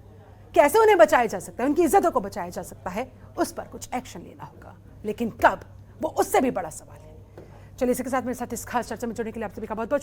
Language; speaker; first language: Hindi; native; Hindi